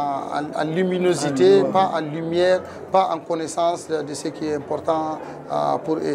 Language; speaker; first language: French; non-native, local second language; Tamasheq